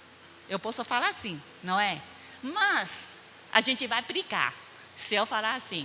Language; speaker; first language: Portuguese; non-native, fluent; Chinese